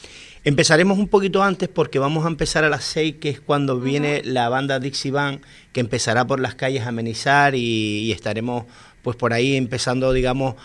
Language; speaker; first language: Spanish; native; Spanish